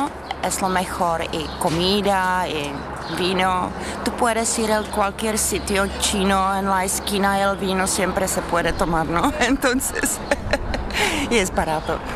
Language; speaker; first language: Spanish; non-native, learner; Czech